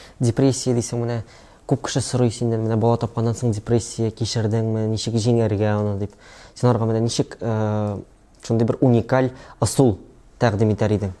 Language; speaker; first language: Tatar; native; Tatar